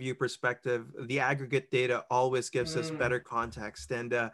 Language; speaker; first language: English; non-native, local second language; Filipino